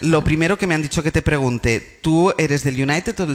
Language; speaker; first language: Spanish; native; Spanish